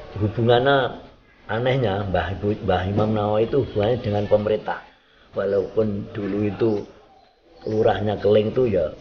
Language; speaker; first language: Indonesian; non-native, local second language; Javanese